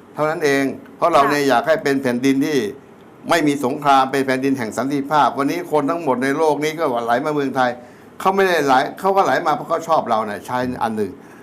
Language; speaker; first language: Thai; native; Thai